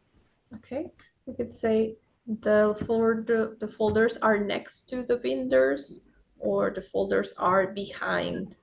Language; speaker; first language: English; non-native, fluent; Spanish